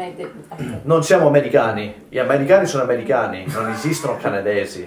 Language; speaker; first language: Italian; early bilingual, heritage; English